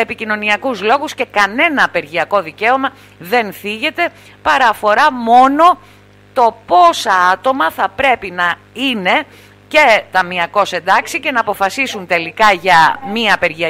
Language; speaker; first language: Greek; native; Greek